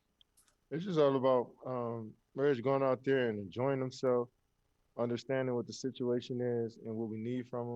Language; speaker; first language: English; native; English